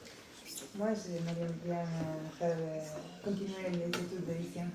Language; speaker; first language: French; non-native, learner; Italian